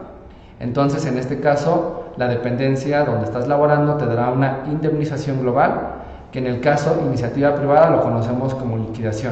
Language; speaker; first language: Spanish; native; Spanish